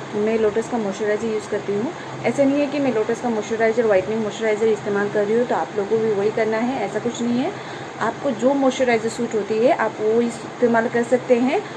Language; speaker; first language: Hindi; non-native, local second language; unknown